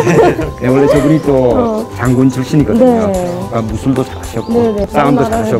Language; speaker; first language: Korean; native; Korean